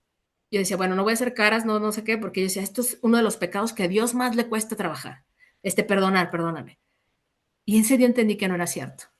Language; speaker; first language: Spanish; native; Spanish